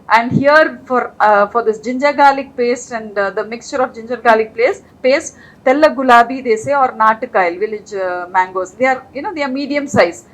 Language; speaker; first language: English; non-native, local second language; Telugu